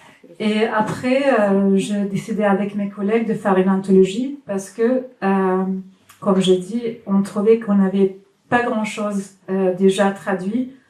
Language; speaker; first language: French; non-native, fluent; Swedish